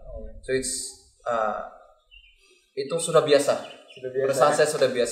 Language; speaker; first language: Indonesian; non-native, learner; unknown